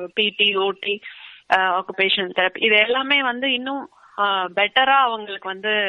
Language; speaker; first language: Tamil; native; Tamil